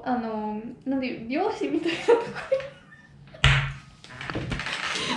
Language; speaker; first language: Japanese; non-native, fluent; Italian